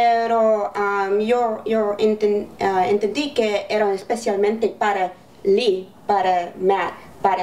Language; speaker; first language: Spanish; early bilingual, heritage; English